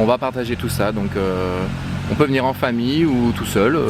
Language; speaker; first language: French; native; French